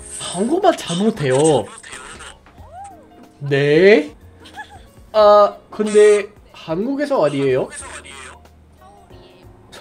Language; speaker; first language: Korean; non-native, learner; English